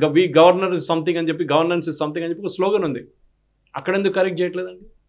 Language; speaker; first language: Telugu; non-native, fluent; Malayalam